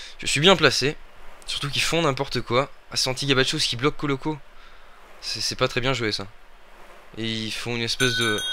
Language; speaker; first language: French; native; French